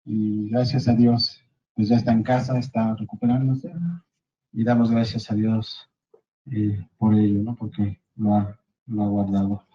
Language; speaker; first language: Spanish; native; Spanish